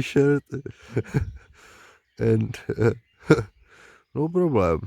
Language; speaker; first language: English; non-native, learner; Czech